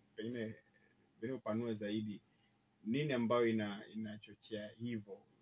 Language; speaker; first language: Swahili; non-native, local second language; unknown